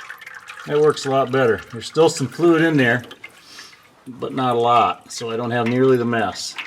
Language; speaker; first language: English; native; English